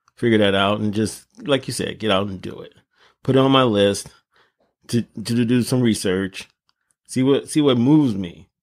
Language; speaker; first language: English; native; English